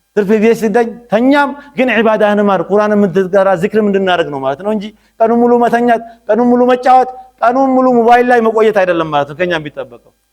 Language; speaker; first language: Amharic; non-native, local second language; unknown